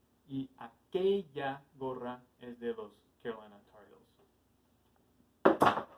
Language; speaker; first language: Spanish; non-native, fluent; English